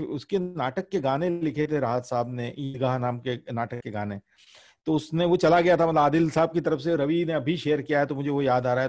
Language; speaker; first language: Hindi; native; Hindi